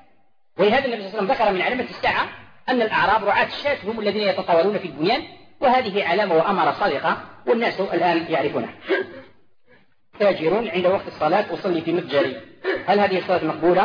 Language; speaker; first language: Arabic; native; Arabic